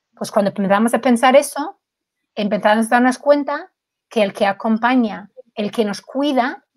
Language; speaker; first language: Spanish; non-native, fluent; English